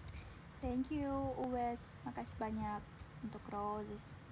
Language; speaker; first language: Indonesian; non-native, learner; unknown